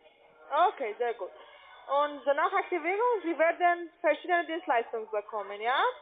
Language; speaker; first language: German; non-native, learner; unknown